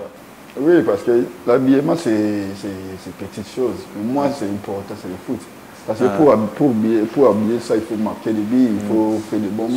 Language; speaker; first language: French; native; French